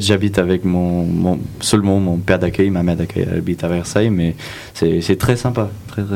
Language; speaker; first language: French; non-native, fluent; English